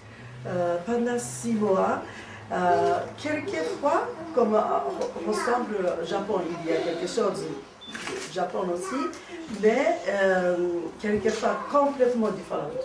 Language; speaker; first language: French; non-native, learner; Japanese